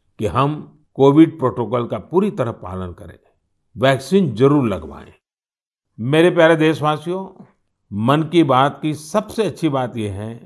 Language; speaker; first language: Hindi; non-native, local second language; Gujarati